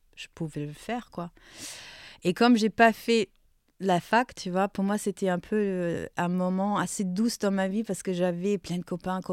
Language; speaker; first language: French; non-native, fluent; German